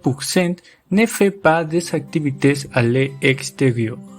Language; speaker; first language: French; non-native, learner; Spanish